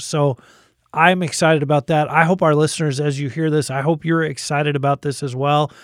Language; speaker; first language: English; native; English